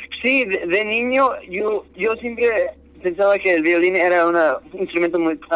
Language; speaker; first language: Spanish; early bilingual, heritage; Spanish